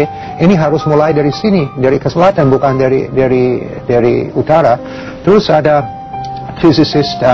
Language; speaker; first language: Indonesian; non-native, learner; English